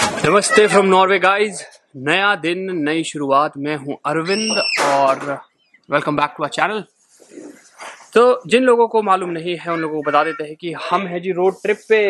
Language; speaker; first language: Hindi; native; Hindi